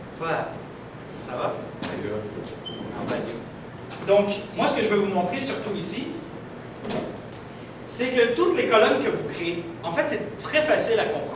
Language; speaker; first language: French; native; French